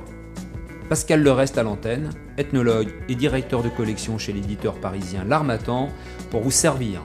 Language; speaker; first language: French; native; French